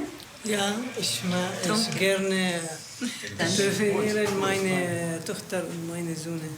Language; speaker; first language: German; non-native, learner; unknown